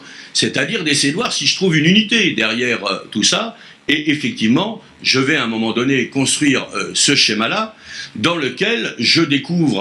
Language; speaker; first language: French; native; French